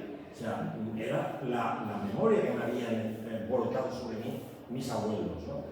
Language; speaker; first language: Spanish; native; Spanish